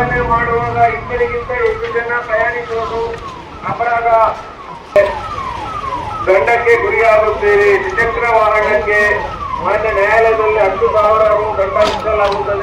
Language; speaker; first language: Kannada; native; Kannada